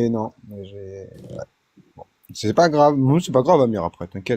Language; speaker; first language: French; native; French